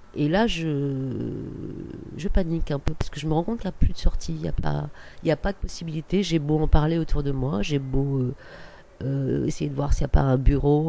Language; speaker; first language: French; native; French